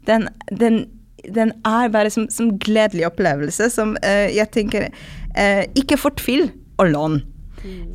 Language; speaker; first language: Norwegian; non-native, fluent; Polish